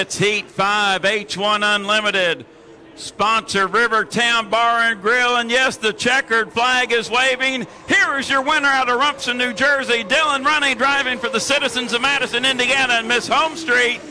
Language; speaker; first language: English; native; English